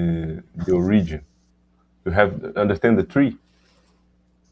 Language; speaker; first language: English; non-native, learner; Portuguese